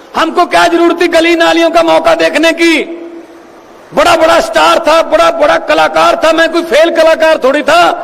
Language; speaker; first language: Hindi; non-native, local second language; Punjabi